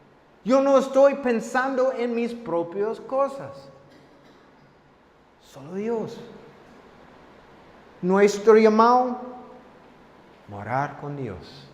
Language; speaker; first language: Spanish; non-native, fluent; English